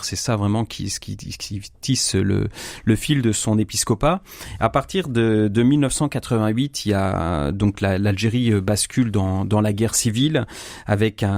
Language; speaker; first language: French; native; French